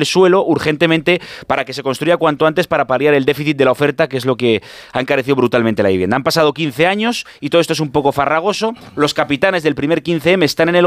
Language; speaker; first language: Spanish; native; Spanish